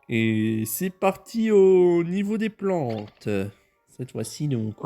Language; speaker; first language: French; native; French